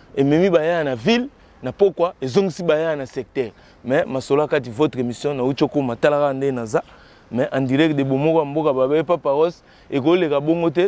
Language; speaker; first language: Lingala; native; Lingala